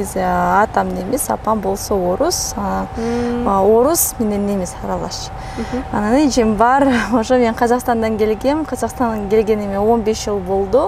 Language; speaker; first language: Kyrgyz; early bilingual, other home language; Russian